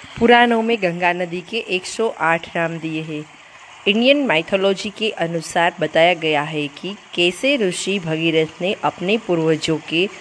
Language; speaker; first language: Hindi; non-native, local second language; Gujarati